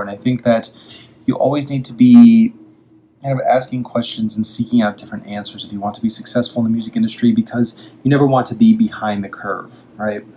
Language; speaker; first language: English; native; English